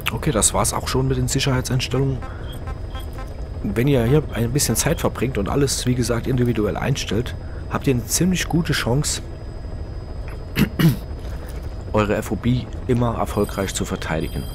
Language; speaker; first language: German; native; German